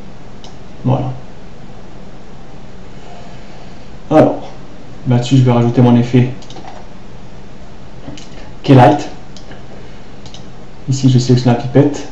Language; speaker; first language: French; native; French